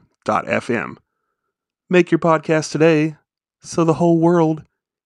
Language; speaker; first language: English; native; English